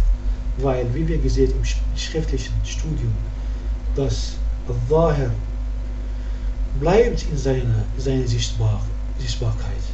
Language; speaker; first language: German; non-native, fluent; Arabic